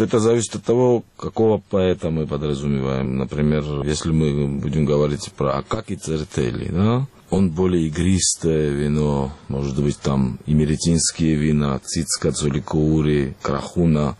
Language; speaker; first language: Russian; non-native, local second language; Georgian